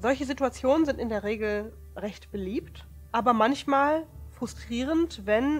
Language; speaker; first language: German; native; German